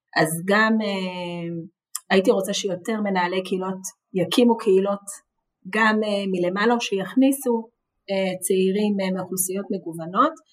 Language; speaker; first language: Hebrew; native; Hebrew